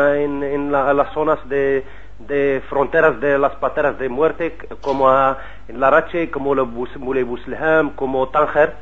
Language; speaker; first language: Spanish; non-native, learner; Arabic